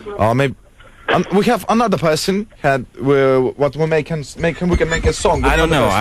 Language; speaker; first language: English; non-native, learner; Lithuanian